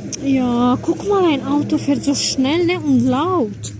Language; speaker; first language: German; non-native, fluent; Tajik